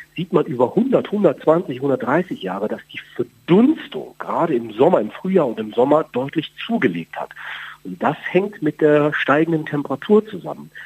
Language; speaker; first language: German; native; German